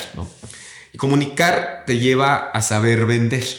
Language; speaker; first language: Spanish; native; Spanish